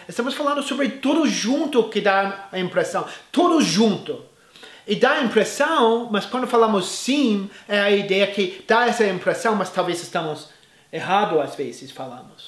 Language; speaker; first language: Portuguese; non-native, fluent; English